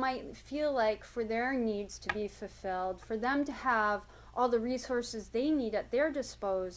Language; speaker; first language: English; native; English